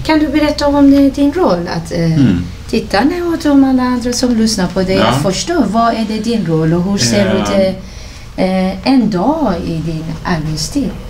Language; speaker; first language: Swedish; non-native, fluent; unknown